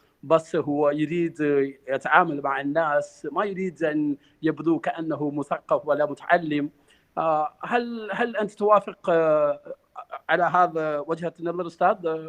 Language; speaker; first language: Arabic; non-native, fluent; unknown